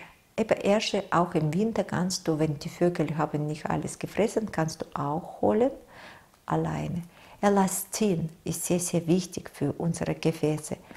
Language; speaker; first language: German; non-native, fluent; Russian